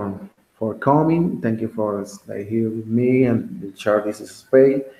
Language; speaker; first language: English; non-native, learner; Spanish